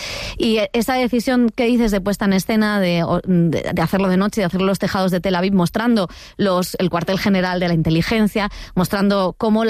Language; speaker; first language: Spanish; native; Spanish